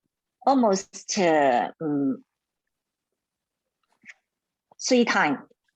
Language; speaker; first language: English; non-native, learner; Chinese